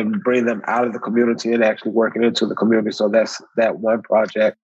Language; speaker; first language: English; native; English